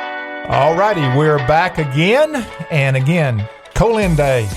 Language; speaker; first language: English; native; English